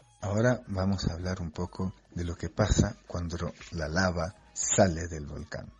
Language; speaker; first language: Spanish; non-native, fluent; French